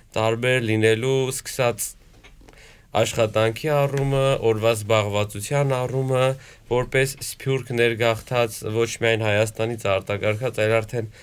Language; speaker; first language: Armenian; native; Armenian